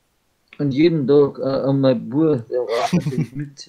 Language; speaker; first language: German; native; German